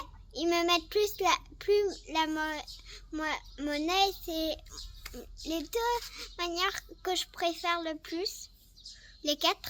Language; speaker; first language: French; early bilingual, heritage; French